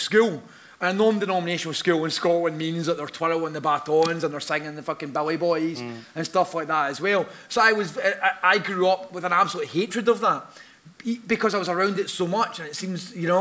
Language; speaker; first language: English; native; English